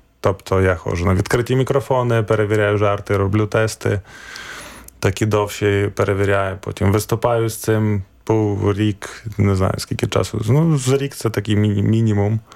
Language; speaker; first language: Ukrainian; native; Ukrainian